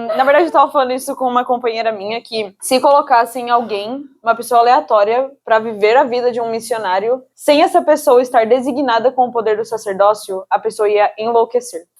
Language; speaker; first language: Portuguese; native; Portuguese